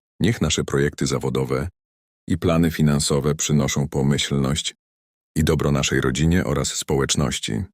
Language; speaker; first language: Polish; native; Polish